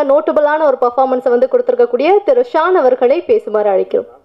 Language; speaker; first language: Tamil; native; Tamil